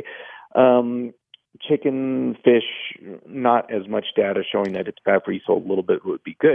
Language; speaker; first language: English; native; English